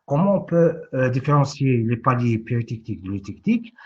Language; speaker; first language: French; non-native, local second language; Arabic